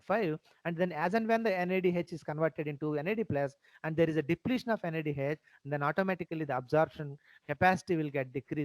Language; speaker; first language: English; non-native, local second language; Telugu